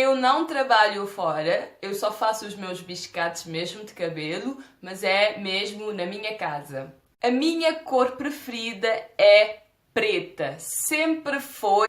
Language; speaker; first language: Portuguese; non-native, local second language; Kabuverdianu